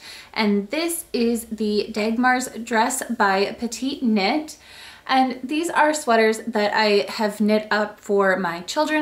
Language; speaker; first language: English; native; English